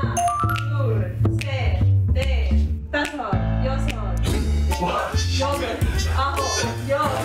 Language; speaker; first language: Korean; non-native, fluent; Russian